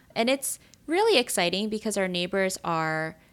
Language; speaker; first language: English; native; English